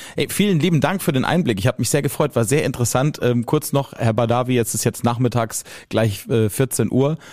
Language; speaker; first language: German; native; German